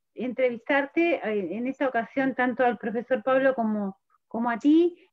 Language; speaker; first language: Spanish; native; Spanish